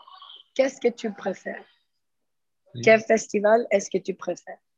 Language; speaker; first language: French; non-native, learner; Spanish